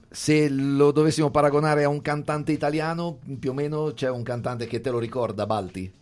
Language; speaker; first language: Italian; native; Italian